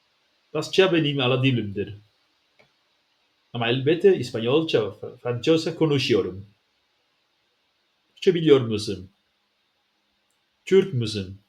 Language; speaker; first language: Turkish; non-native, learner; Basque